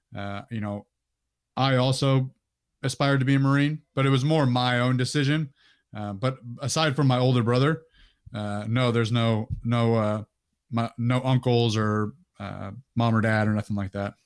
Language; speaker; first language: English; native; English